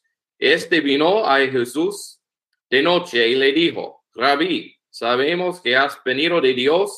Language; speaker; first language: Spanish; non-native, learner; English